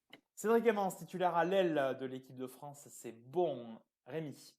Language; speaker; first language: French; native; French